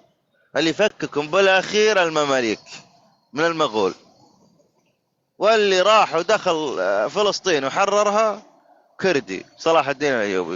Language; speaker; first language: Arabic; native; Arabic